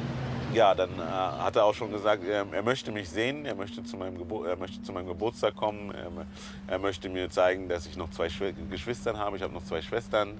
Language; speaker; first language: German; early bilingual, other home language; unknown